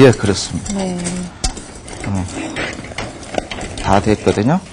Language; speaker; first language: Korean; native; Korean